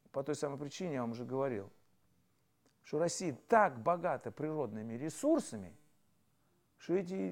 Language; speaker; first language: Russian; native; Russian